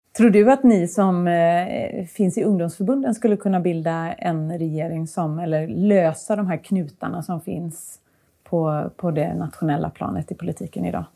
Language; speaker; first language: Swedish; native; Swedish